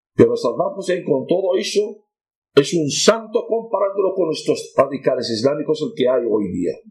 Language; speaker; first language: Spanish; non-native, fluent; Arabic